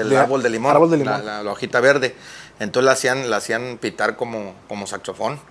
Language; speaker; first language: Spanish; native; Spanish